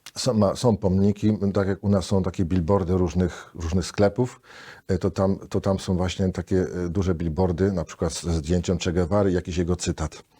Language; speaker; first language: Polish; native; Polish